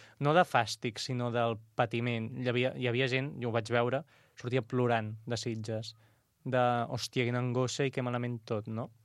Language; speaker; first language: Catalan; non-native, local second language; Spanish